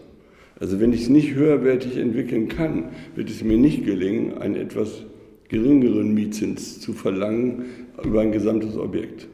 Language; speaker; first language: German; native; German